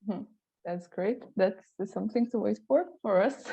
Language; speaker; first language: English; non-native, fluent; Lithuanian